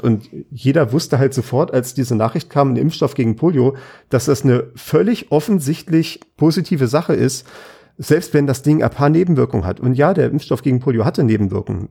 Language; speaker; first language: German; native; German